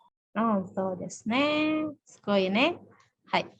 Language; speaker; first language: Japanese; non-native, fluent; Indonesian